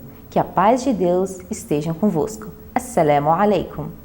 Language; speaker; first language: Portuguese; native; Portuguese